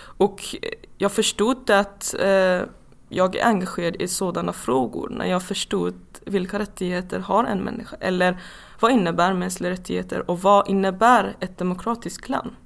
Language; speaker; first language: Swedish; non-native, fluent; Persian